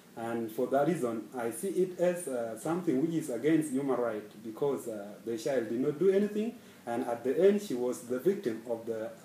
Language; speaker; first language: English; non-native, fluent; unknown